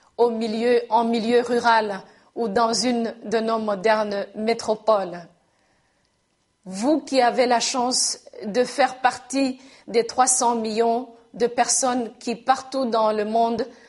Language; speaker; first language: French; non-native, local second language; Kinyarwanda